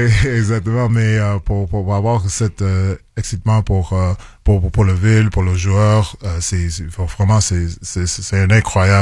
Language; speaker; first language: French; non-native, local second language; English